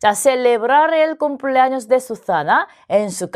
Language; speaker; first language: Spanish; non-native, fluent; Korean